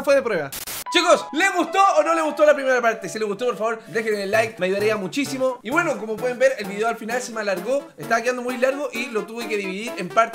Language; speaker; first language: Spanish; native; Spanish